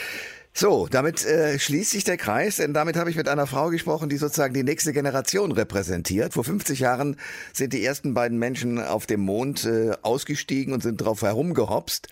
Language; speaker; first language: German; native; German